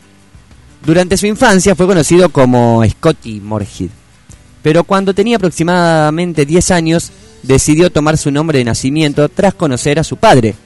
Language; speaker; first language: Spanish; native; Spanish